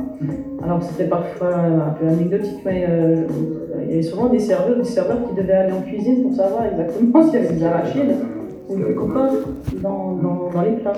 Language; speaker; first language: French; native; French